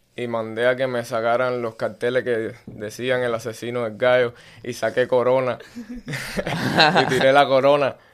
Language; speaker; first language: Spanish; native; Spanish